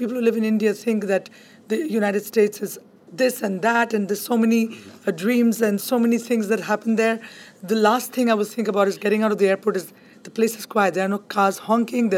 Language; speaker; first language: English; non-native, local second language; Bangla